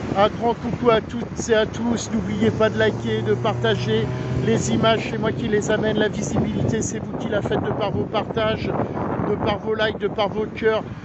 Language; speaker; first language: French; native; French